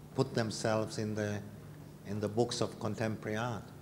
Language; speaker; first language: English; non-native, fluent; Hungarian